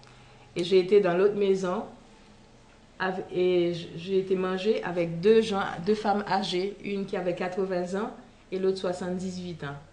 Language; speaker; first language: French; non-native, local second language; Haitian Creole